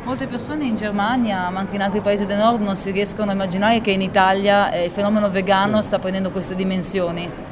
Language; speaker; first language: Italian; native; Italian